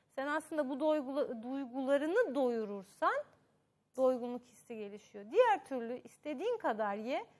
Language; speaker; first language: Turkish; native; Turkish